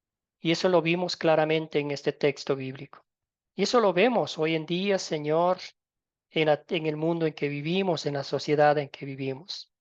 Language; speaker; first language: Spanish; native; Spanish